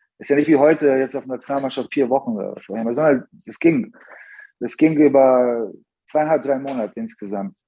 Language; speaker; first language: German; early bilingual, other home language; Serbian